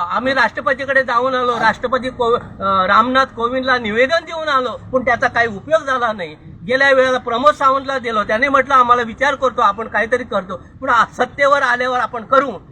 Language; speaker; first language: Marathi; non-native, local second language; Konkani